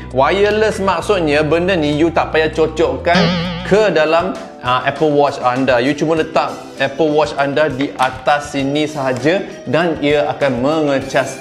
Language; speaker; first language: Malay; non-native, local second language; Cantonese